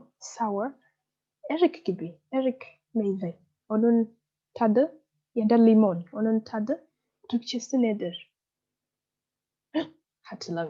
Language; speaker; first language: Turkish; non-native, fluent; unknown